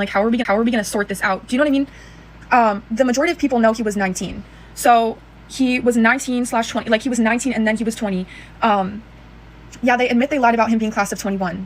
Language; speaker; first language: English; native; English